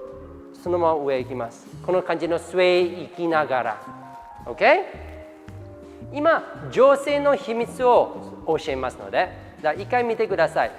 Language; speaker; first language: Japanese; non-native, fluent; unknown